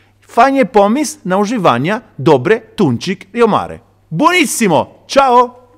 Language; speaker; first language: Polish; non-native, learner; Italian